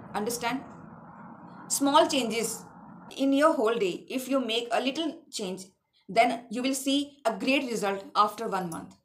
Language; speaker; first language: English; non-native, local second language; Awadhi